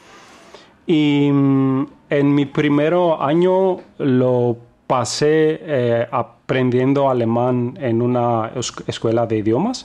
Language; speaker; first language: Spanish; non-native, fluent; Greek